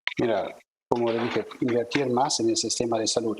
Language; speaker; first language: Spanish; non-native, fluent; German